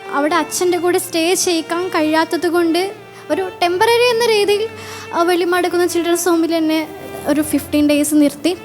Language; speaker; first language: Malayalam; non-native, local second language; Bangla